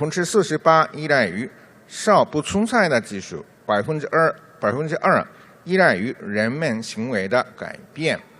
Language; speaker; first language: Chinese; non-native, fluent; Japanese